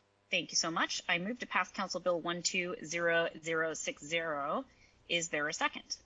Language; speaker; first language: English; early bilingual, other home language; Spanish